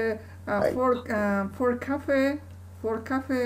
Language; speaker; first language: English; non-native, learner; Kazakh